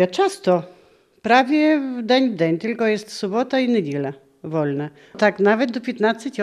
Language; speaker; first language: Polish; non-native, local second language; Ukrainian